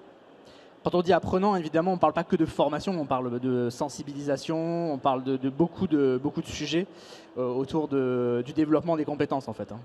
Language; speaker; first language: French; native; French